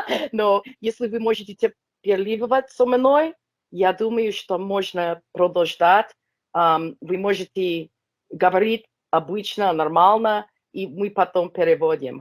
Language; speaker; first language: Russian; non-native, learner; English